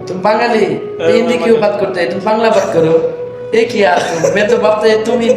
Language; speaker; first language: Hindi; non-native, learner; Bangla